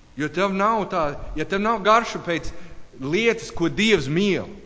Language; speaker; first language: Latvian; non-native, learner; English